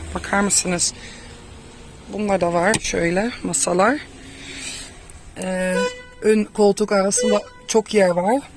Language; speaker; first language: Turkish; non-native, fluent; Dutch